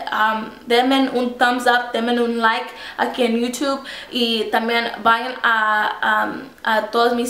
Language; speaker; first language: Spanish; early bilingual, heritage; Spanish